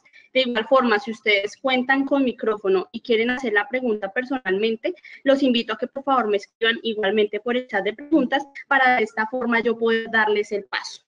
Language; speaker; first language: Spanish; native; Spanish